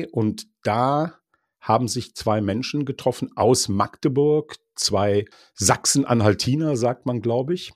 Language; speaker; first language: German; native; German